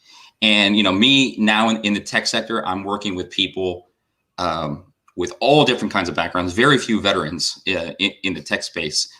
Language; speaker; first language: English; native; English